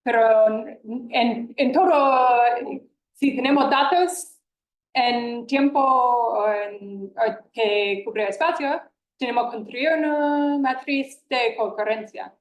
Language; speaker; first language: Spanish; non-native, fluent; English